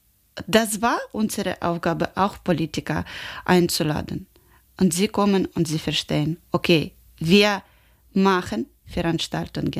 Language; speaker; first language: German; non-native, learner; Ukrainian